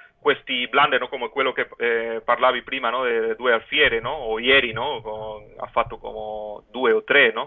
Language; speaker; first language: Italian; non-native, fluent; Spanish